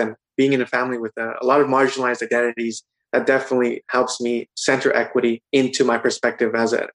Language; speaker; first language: English; native; English